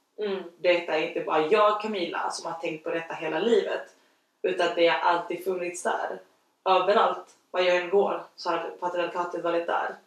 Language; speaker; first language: Swedish; non-native, fluent; Spanish